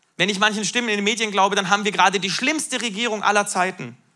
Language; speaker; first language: German; native; German